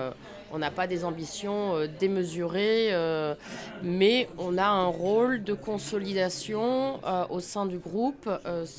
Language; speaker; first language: French; native; French